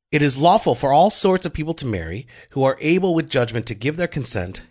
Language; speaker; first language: English; native; English